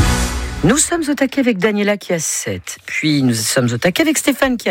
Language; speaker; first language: French; native; French